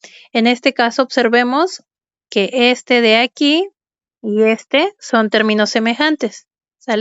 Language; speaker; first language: Spanish; native; Spanish